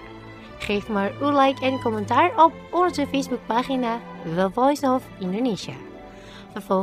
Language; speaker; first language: Dutch; non-native, fluent; Indonesian